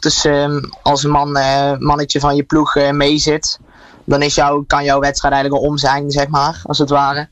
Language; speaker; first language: Dutch; native; Dutch